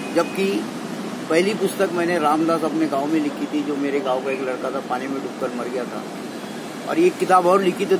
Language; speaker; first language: Hindi; non-native, local second language; Marathi